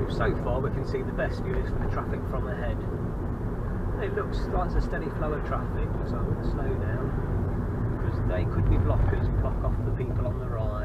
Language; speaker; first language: English; native; English